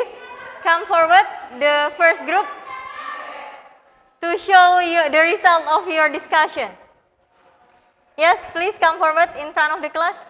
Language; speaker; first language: English; non-native, fluent; Indonesian